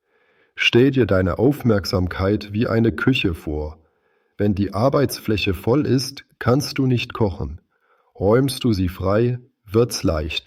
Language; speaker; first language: German; native; German